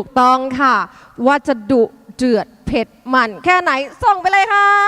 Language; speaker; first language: Thai; native; Thai